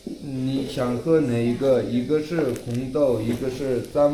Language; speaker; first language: Chinese; non-native, local second language; Tibetan